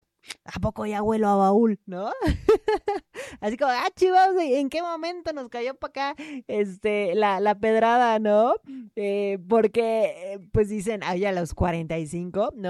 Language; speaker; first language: Spanish; native; Spanish